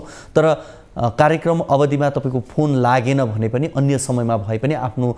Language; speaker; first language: Nepali; native; Nepali